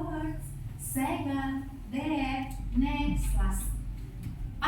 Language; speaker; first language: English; non-native, learner; Indonesian